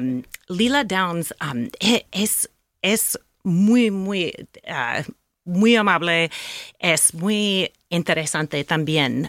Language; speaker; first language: Spanish; non-native, learner; English